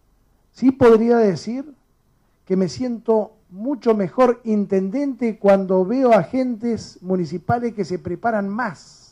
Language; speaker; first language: Spanish; native; Spanish